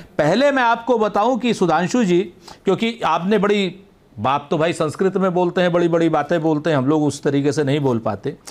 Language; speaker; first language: Hindi; native; Hindi